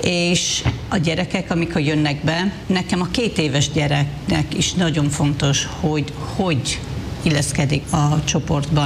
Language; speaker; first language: Hungarian; non-native, fluent; Hebrew